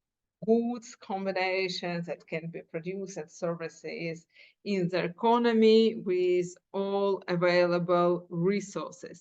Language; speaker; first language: English; non-native, fluent; Ukrainian